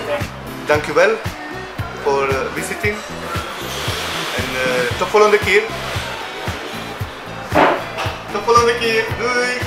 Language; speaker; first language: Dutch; non-native, learner; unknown